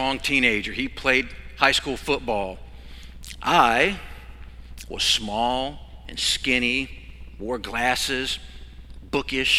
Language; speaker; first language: English; native; English